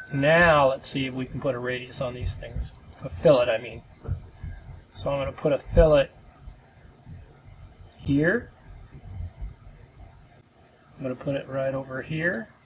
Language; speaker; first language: English; native; English